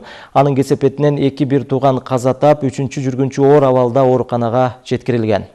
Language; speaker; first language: Kyrgyz; native; Kyrgyz